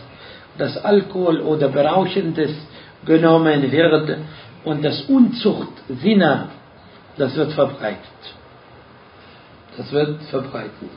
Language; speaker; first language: German; non-native, fluent; Arabic